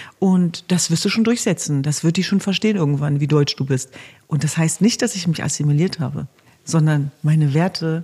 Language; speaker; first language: German; early bilingual, other home language; Kurdish